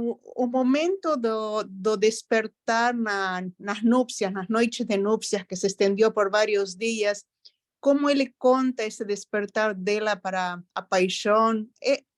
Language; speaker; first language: Portuguese; non-native, fluent; Spanish